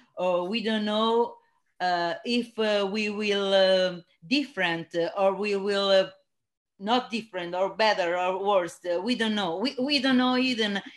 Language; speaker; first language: English; non-native, learner; Italian